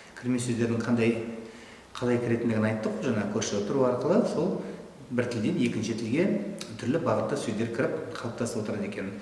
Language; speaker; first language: Kazakh; native; Kazakh